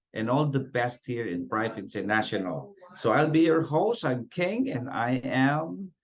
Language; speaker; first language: English; non-native, local second language; Filipino